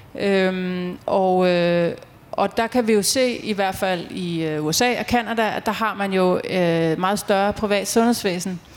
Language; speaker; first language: Danish; native; Danish